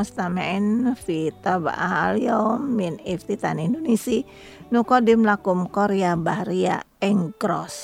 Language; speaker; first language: Arabic; non-native, learner; Indonesian